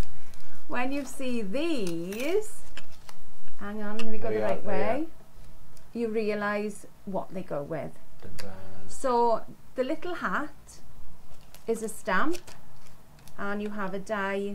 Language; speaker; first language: English; native; English